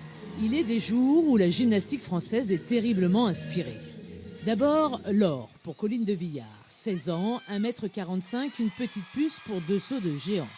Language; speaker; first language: French; native; French